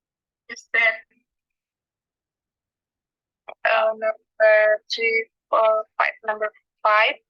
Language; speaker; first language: English; non-native, learner; Indonesian